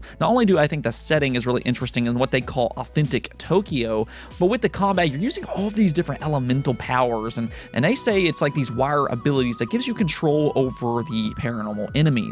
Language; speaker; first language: English; native; English